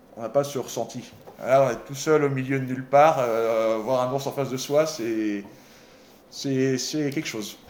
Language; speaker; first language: French; native; French